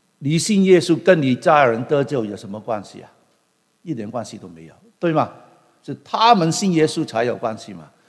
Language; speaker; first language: Chinese; non-native, local second language; Cantonese